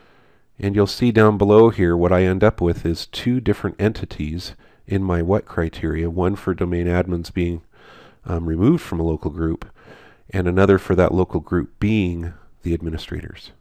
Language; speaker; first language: English; native; English